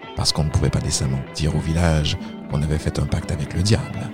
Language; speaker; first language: French; native; French